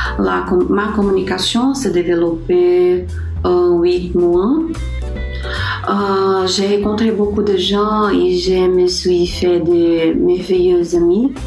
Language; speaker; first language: French; non-native, learner; Portuguese